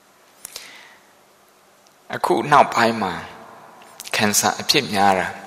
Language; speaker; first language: Burmese; non-native, local second language; Shan